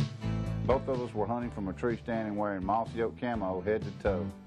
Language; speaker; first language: English; native; English